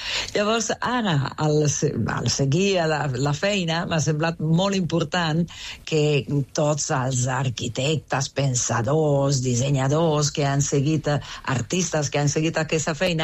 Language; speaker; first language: Catalan; non-native, fluent; Italian